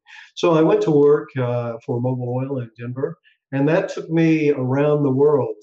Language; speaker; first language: English; native; English